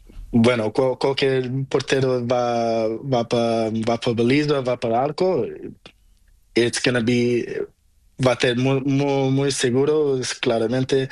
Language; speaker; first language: Spanish; non-native, learner; Portuguese